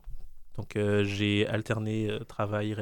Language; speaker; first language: French; native; French